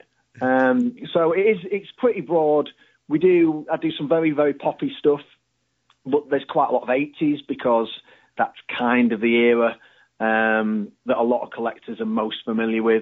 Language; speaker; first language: English; native; English